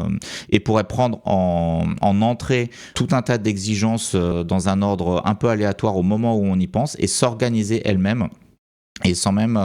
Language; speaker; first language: French; native; French